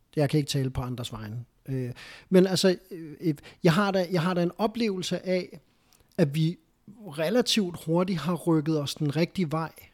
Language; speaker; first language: Danish; early bilingual, other home language; Spanish